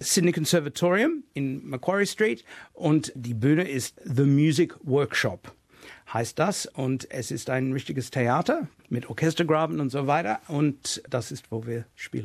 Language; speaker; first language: German; non-native, fluent; English